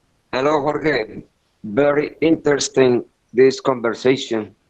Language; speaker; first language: English; non-native, learner; Spanish